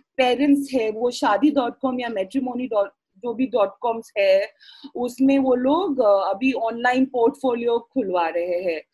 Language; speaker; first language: Hindi; non-native, local second language; Assamese